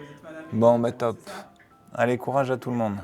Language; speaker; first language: French; native; French